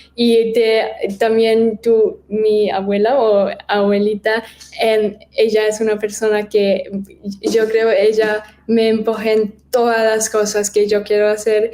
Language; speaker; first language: Spanish; early bilingual, heritage; German